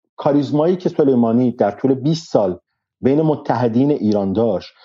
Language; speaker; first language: Persian; non-native, local second language; Arabic